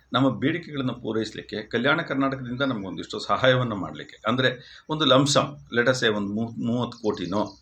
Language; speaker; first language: Kannada; native; Kannada